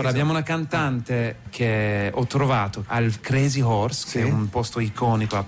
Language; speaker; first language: Italian; non-native, fluent; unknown